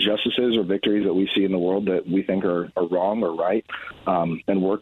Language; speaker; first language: English; native; English